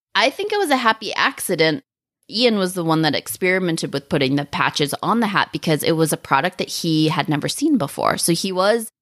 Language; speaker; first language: English; native; English